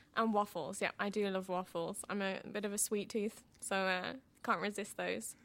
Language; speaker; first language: English; native; English